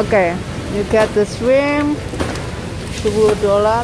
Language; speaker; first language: English; non-native, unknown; Indonesian